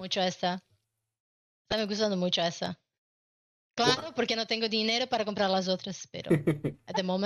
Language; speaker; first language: Spanish; non-native, learner; Portuguese